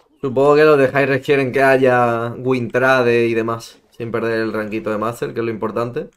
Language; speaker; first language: Spanish; native; Spanish